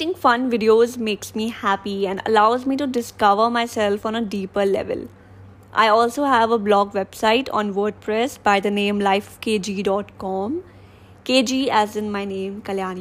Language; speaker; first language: English; non-native, local second language; Hindi